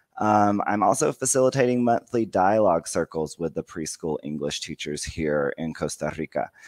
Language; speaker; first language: English; native; English